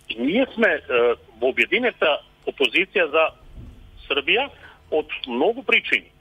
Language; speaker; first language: Macedonian; early bilingual, heritage; Macedonian